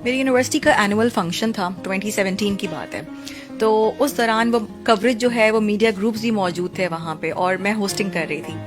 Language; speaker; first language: Urdu; native; Urdu